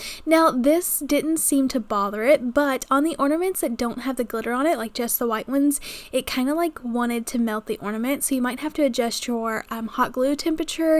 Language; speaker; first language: English; native; English